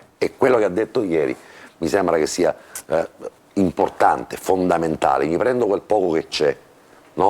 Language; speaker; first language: Italian; native; Italian